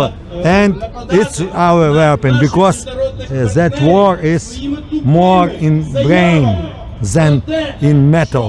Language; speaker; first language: English; non-native, learner; Ukrainian